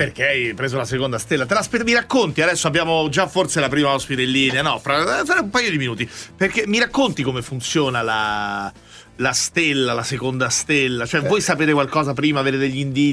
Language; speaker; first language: Italian; native; Italian